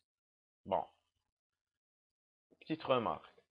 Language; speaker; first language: French; non-native, local second language; Arabic